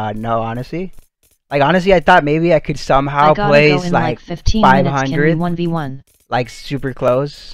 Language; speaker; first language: English; native; English